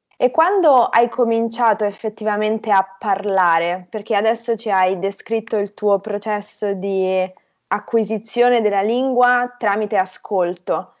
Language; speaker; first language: Italian; native; Italian